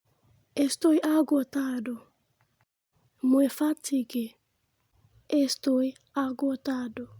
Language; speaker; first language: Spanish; non-native, fluent; Haitian Creole